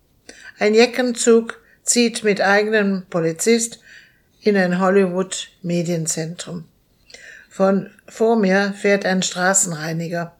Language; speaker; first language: German; native; German